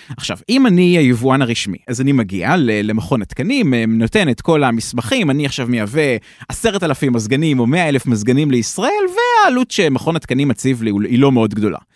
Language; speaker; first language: Hebrew; native; Hebrew